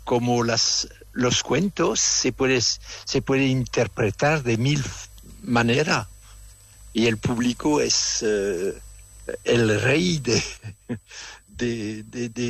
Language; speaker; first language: Spanish; non-native, fluent; French